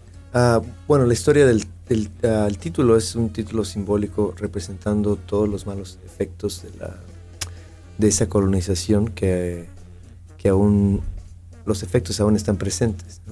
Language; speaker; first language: Spanish; native; Spanish